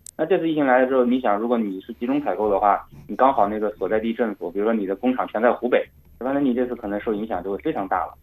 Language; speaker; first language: Chinese; native; Chinese